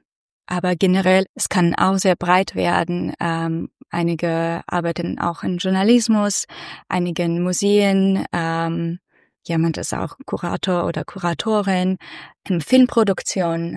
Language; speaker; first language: German; non-native, fluent; Russian